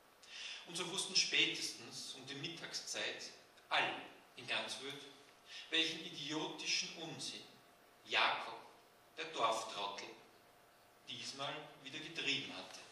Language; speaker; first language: German; native; German